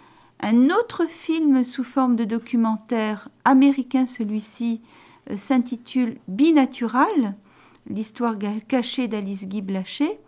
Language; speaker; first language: French; native; French